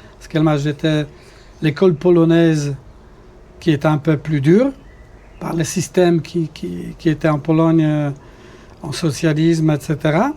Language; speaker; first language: French; non-native, fluent; Polish